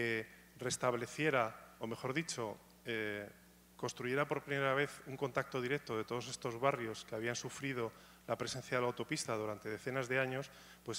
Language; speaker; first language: Spanish; native; Spanish